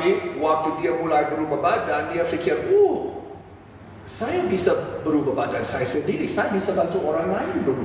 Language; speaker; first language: Indonesian; non-native, fluent; English